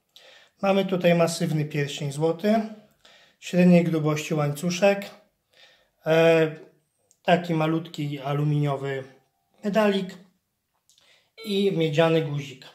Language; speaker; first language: Polish; native; Polish